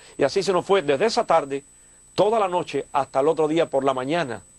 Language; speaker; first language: Spanish; native; Spanish